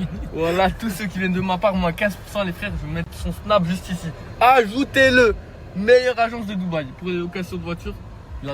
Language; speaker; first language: French; native; French